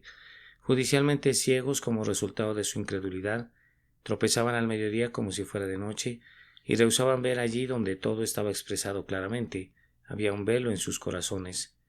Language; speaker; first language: Spanish; native; Spanish